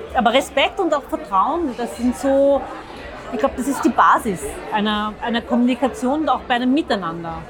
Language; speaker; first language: German; early bilingual, other home language; Zaza